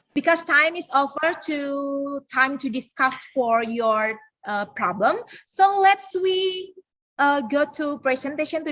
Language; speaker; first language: English; non-native, learner; Indonesian